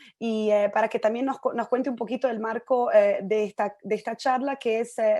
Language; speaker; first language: Spanish; native; Spanish